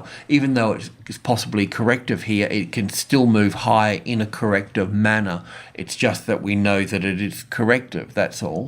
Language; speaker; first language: English; native; English